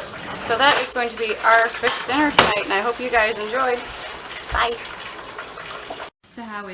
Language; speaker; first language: English; native; English